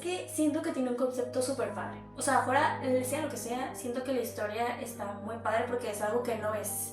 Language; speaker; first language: Spanish; native; Spanish